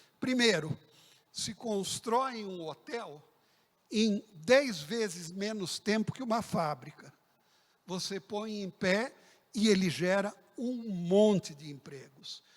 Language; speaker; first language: Portuguese; early bilingual, other home language; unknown